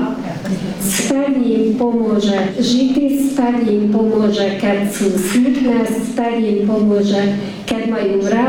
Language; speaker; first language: Slovak; early bilingual, heritage; Slovak